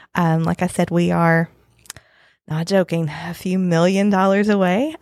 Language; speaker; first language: English; native; English